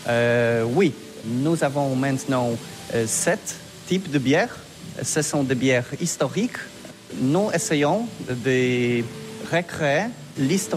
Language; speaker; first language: French; non-native, learner; Polish